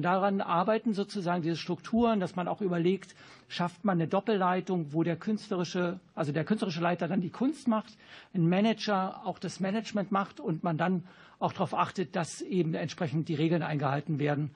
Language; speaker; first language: German; native; German